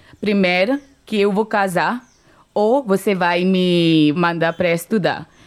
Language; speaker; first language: Portuguese; non-native, learner; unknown